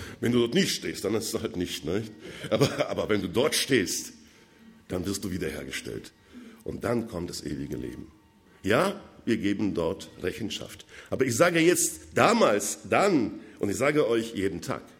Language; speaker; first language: German; non-native, fluent; Russian